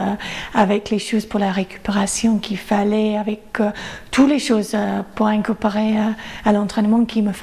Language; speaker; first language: French; non-native, fluent; English